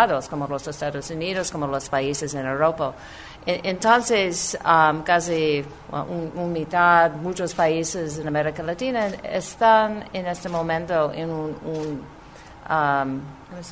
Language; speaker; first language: Spanish; non-native, fluent; English